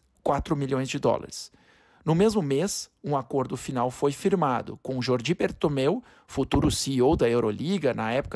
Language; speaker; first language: Portuguese; native; Portuguese